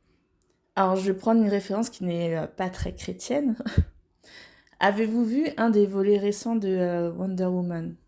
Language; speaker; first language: French; native; French